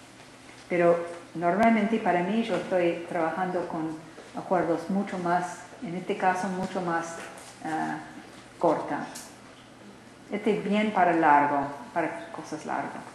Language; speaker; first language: Spanish; non-native, learner; English